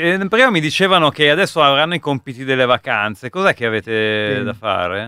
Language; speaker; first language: Italian; native; Italian